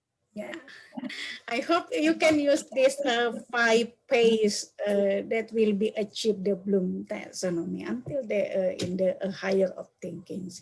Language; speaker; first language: English; non-native, learner; Indonesian